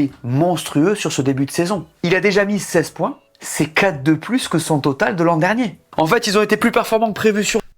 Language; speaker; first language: French; native; French